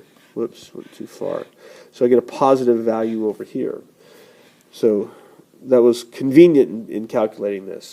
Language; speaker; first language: English; native; English